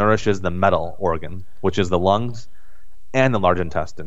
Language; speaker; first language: English; native; English